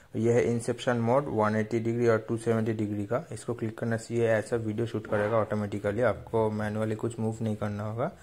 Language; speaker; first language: Hindi; native; Hindi